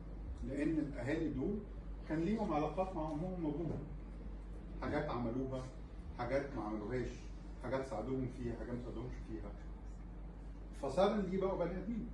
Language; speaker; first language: Arabic; native; Arabic